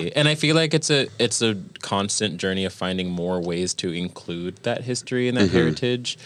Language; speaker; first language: English; native; English